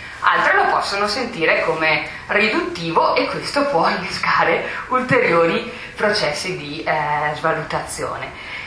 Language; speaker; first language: Italian; native; Italian